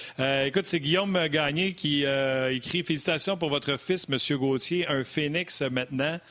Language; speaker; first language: French; native; French